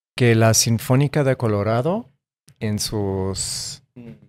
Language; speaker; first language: Spanish; non-native, fluent; English